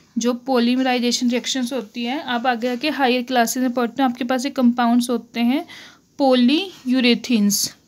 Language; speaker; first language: Hindi; native; Hindi